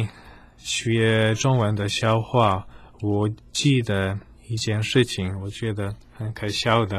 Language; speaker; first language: Chinese; non-native, fluent; Polish